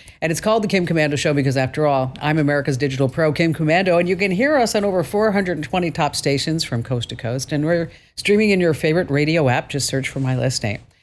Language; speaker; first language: English; native; English